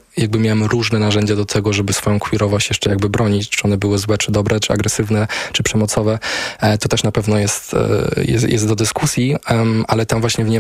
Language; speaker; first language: Polish; native; Polish